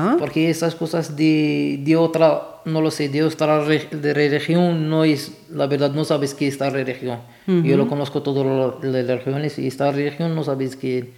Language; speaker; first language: Spanish; non-native, learner; Arabic